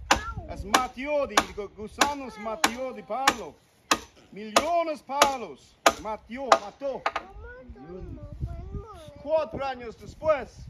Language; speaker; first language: Spanish; non-native, learner; English